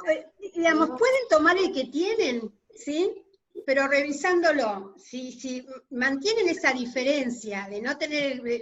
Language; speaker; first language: Spanish; native; Spanish